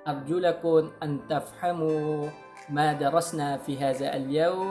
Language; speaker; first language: Arabic; non-native, learner; Malay